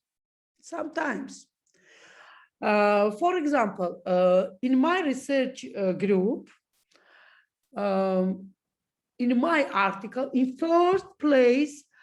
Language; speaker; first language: English; non-native, learner; Georgian